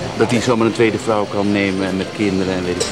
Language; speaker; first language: Dutch; native; Dutch